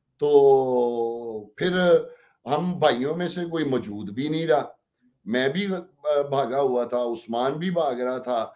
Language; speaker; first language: Urdu; non-native, local second language; Punjabi